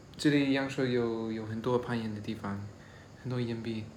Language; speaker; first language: Chinese; non-native, learner; English